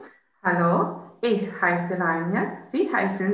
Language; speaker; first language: German; non-native, learner; Serbian